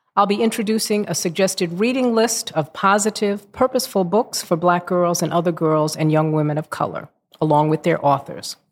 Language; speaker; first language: English; native; English